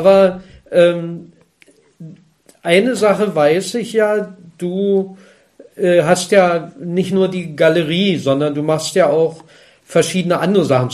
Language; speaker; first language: German; native; German